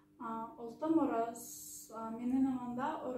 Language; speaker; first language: Kazakh; non-native, local second language; Russian